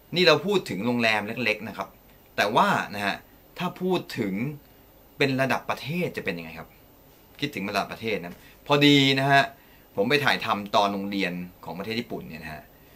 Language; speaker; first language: Thai; non-native, fluent; Japanese